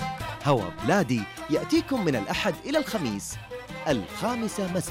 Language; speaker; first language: Arabic; native; Arabic